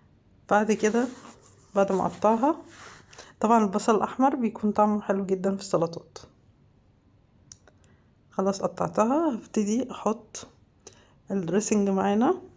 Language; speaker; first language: Arabic; native; Arabic